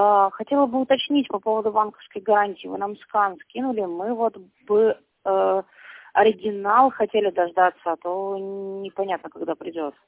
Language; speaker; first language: Russian; native; Russian